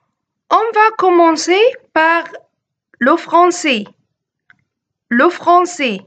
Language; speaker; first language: French; non-native, fluent; Arabic